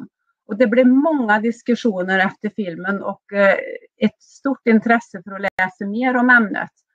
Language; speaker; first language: Swedish; native; Swedish